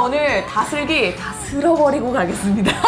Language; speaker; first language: Korean; native; Korean